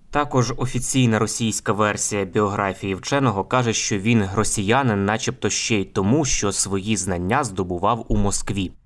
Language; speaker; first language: Ukrainian; native; Ukrainian